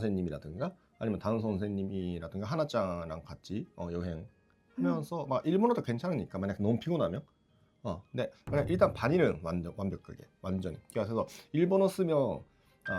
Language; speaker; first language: Korean; non-native, fluent; Japanese